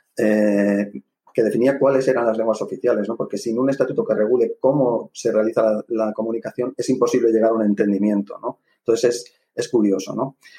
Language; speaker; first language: Spanish; native; Spanish